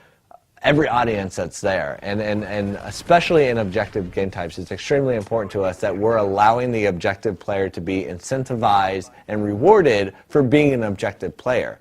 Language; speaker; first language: English; native; English